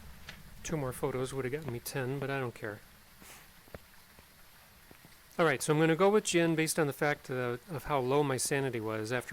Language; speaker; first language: English; native; English